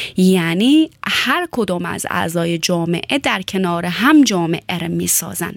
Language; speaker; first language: Persian; early bilingual, heritage; Persian